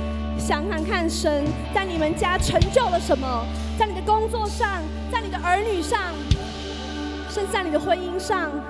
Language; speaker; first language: Chinese; native; Chinese